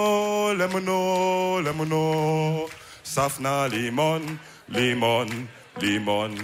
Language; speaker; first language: German; early bilingual, other home language; Wolof